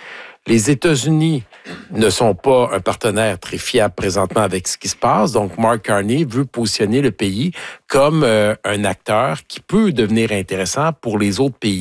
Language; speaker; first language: French; native; French